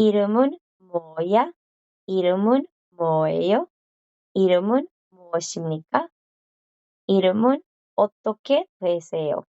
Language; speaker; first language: Korean; non-native, fluent; Spanish